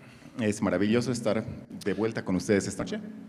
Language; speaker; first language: Spanish; native; Spanish